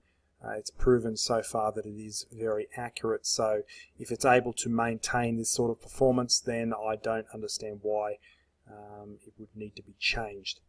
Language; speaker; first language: English; native; English